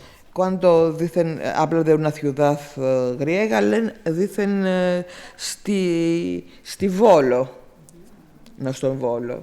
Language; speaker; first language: Spanish; non-native, fluent; Greek